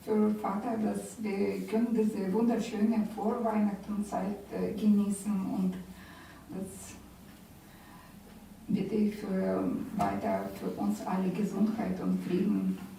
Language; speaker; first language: German; non-native, learner; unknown